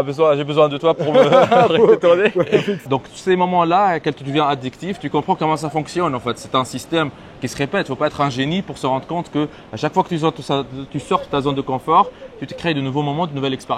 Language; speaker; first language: French; native; French